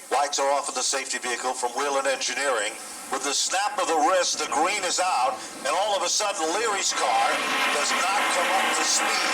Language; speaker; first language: English; native; English